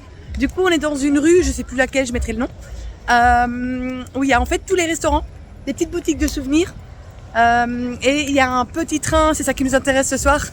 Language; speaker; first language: French; native; French